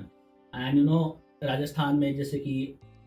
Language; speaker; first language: Hindi; native; Hindi